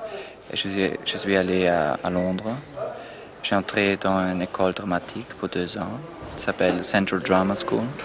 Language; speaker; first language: French; non-native, fluent; German